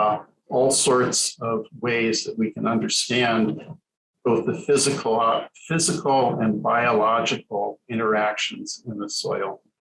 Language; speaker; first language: English; native; English